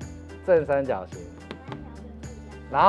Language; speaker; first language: Chinese; native; Chinese